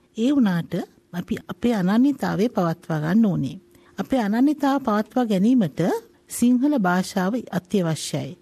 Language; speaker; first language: Sinhala; native; Sinhala